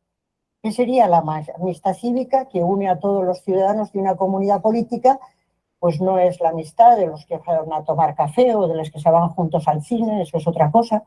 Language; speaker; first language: Spanish; native; Spanish